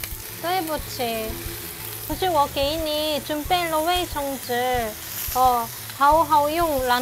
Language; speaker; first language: Chinese; non-native, fluent; Korean